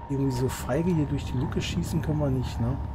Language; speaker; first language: German; native; German